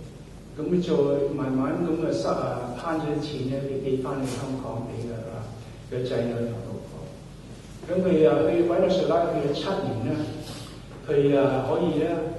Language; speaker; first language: Cantonese; early bilingual, heritage; Cantonese